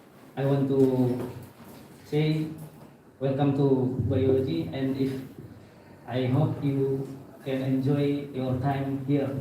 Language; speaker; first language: English; non-native, learner; Indonesian